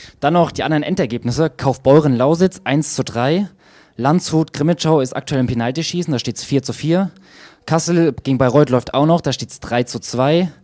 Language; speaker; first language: German; native; German